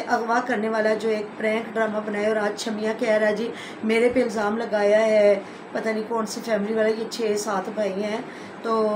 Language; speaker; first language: Urdu; non-native, local second language; Punjabi